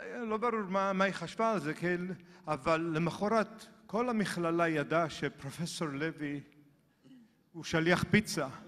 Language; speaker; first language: Hebrew; native; Hebrew